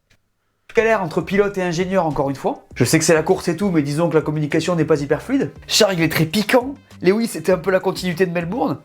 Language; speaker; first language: French; native; French